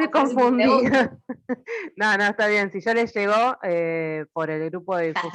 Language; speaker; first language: Spanish; native; Spanish